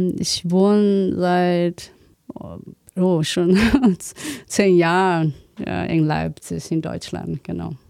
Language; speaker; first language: German; non-native, learner; Chinese